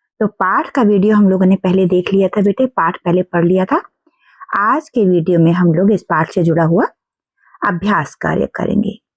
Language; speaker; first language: Hindi; native; Hindi